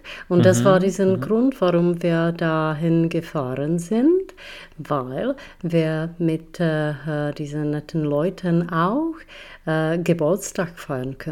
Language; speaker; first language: German; non-native, fluent; Czech